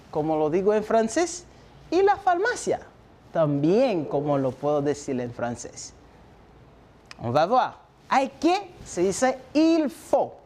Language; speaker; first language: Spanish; non-native, fluent; French